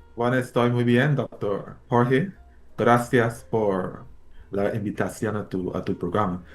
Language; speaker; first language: Spanish; non-native, fluent; English